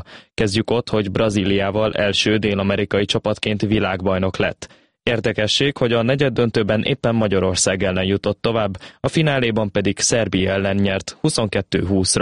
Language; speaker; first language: Hungarian; native; Hungarian